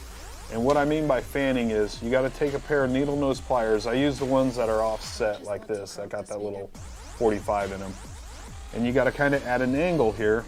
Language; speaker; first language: English; native; English